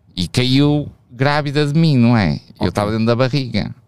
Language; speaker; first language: Portuguese; early bilingual, heritage; Portuguese